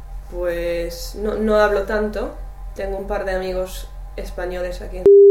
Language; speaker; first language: Spanish; non-native, fluent; English